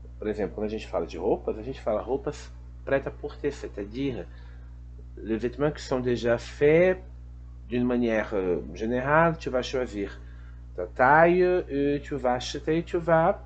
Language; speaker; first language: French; non-native, fluent; Portuguese